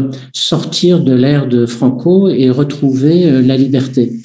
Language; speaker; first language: French; native; French